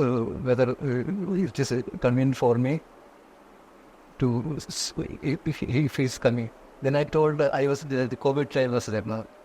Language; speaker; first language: English; non-native, local second language; Konkani